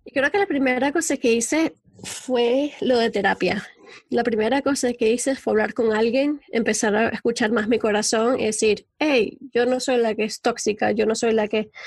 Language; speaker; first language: Spanish; native; Spanish